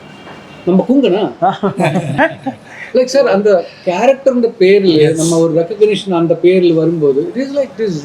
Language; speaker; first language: Tamil; non-native, learner; Malayalam